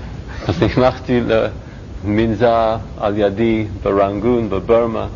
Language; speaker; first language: Hebrew; non-native, learner; English